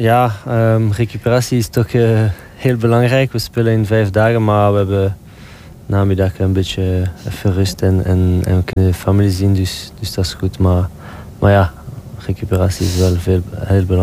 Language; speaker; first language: Dutch; non-native, local second language; French